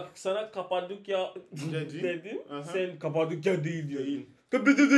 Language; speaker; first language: Turkish; non-native, learner; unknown